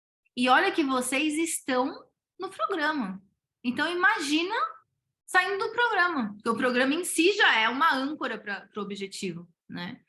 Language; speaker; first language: Portuguese; native; Portuguese